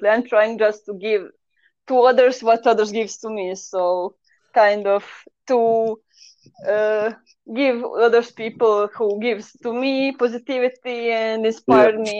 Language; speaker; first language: English; non-native, learner; Croatian